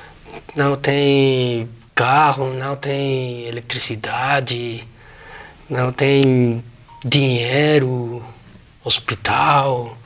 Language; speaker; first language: Portuguese; non-native, fluent; Spanish